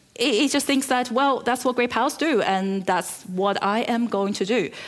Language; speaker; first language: English; early bilingual, other home language; Chinese